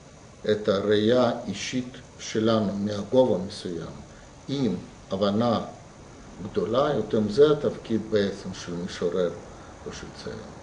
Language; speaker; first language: Hebrew; non-native, fluent; Russian